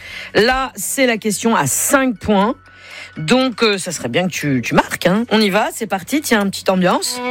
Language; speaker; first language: French; native; French